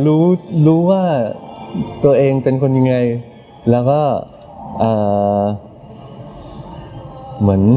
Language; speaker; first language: Thai; early bilingual, heritage; English